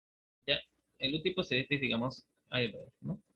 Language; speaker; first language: Spanish; native; Spanish